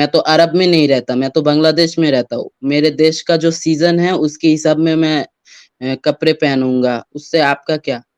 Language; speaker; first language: Hindi; non-native, fluent; Bangla